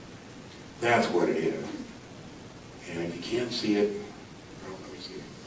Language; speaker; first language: English; native; English